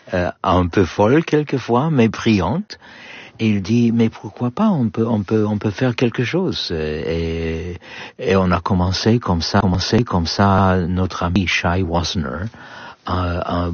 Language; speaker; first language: French; non-native, learner; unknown